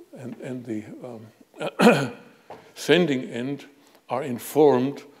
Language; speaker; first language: English; non-native, fluent; German